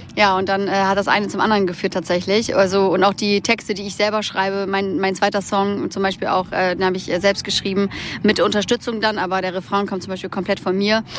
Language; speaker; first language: German; early bilingual, other home language; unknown